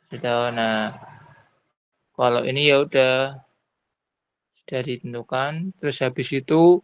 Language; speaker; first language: Indonesian; non-native, local second language; Javanese